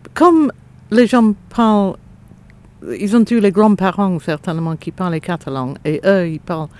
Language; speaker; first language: French; non-native, fluent; English